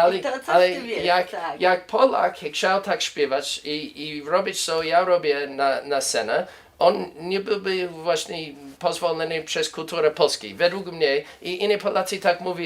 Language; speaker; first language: Polish; non-native, fluent; English